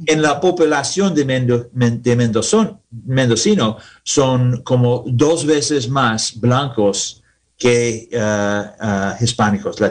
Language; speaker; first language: Spanish; non-native, learner; English